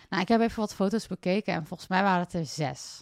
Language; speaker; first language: Dutch; native; Dutch